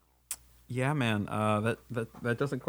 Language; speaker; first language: English; native; English